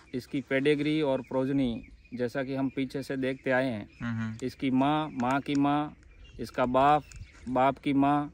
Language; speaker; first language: Hindi; native; Hindi